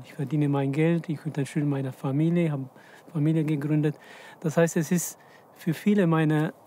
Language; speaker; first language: German; non-native, fluent; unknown